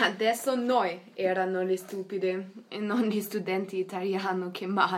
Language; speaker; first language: Italian; non-native, learner; German